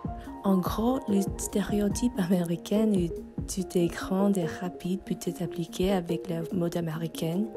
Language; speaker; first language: French; non-native, fluent; English